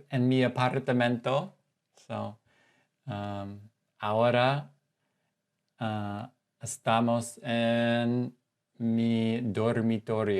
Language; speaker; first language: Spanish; non-native, fluent; English